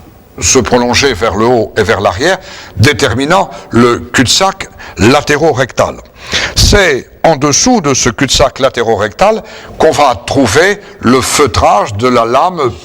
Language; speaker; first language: French; native; French